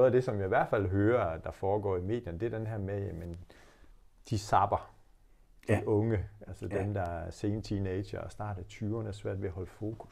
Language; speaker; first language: Danish; native; Danish